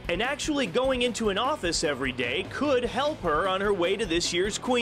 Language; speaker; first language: English; native; English